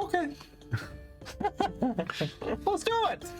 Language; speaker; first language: English; native; English